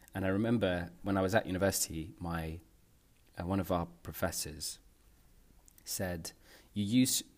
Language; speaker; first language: English; native; English